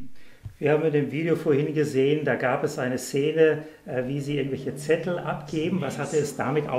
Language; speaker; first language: German; native; German